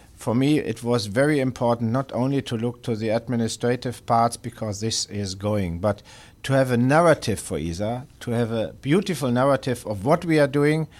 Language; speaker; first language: English; non-native, fluent; German